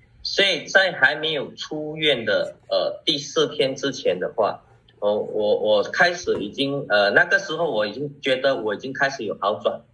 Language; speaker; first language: Chinese; early bilingual, heritage; Chinese